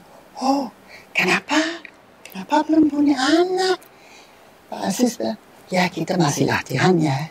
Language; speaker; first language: Indonesian; non-native, fluent; English